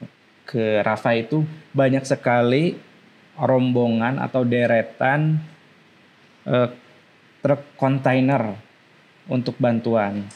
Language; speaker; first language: Indonesian; non-native, local second language; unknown